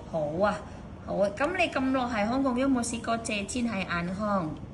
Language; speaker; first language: Cantonese; native; Cantonese